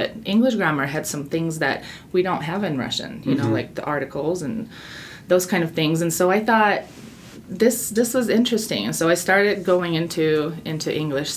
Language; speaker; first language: English; non-native, fluent; Russian